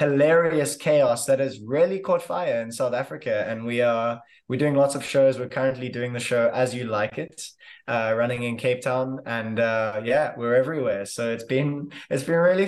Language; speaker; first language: English; native; English